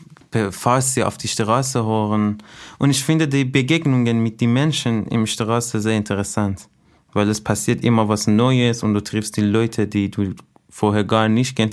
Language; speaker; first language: German; non-native, fluent; Persian